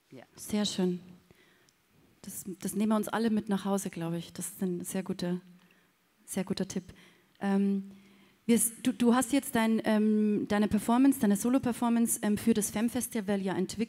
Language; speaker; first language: German; native; German